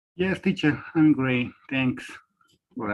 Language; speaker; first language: English; non-native, learner; Spanish